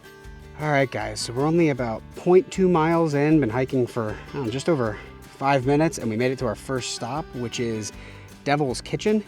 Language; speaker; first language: English; native; English